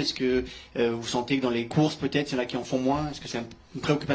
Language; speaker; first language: French; native; French